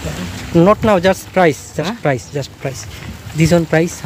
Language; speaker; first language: English; non-native, learner; Bangla